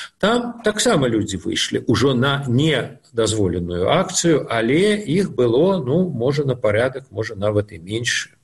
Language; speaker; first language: Belarusian; non-native, local second language; Russian